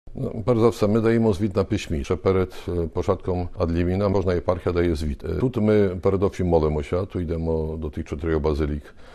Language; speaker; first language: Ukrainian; early bilingual, heritage; Ukrainian